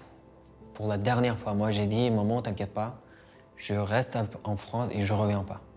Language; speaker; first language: French; non-native, fluent; Uyghur